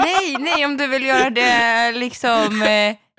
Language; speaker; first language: Swedish; native; Swedish